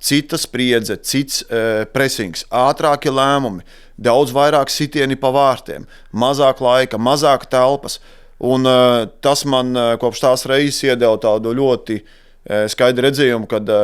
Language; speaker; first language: Latvian; native; Latvian